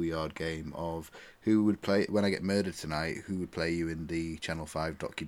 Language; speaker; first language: English; native; English